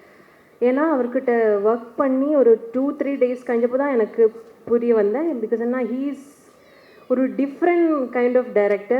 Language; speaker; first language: Tamil; non-native, learner; Malayalam